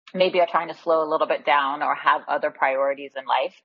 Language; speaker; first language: English; non-native, fluent; Danish